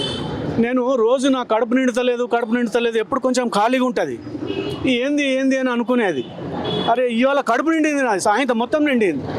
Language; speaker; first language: Telugu; native; Telugu